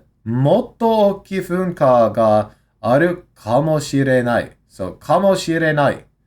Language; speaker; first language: Japanese; non-native, learner; English